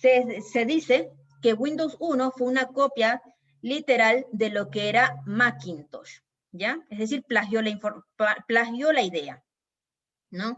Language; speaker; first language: Spanish; native; Spanish